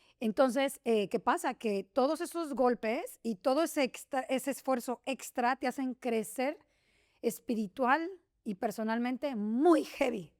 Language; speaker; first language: Spanish; native; Spanish